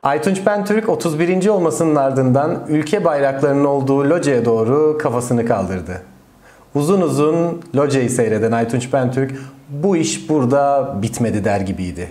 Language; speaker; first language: Turkish; native; Turkish